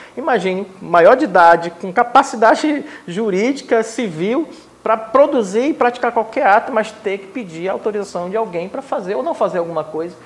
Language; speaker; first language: Portuguese; non-native, local second language; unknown